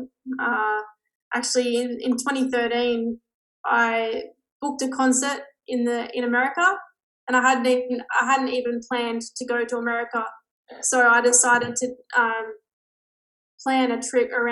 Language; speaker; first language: English; native; English